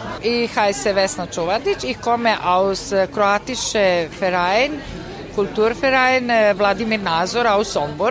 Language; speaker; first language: German; non-native, learner; Croatian